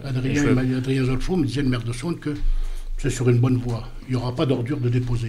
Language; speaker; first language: French; native; French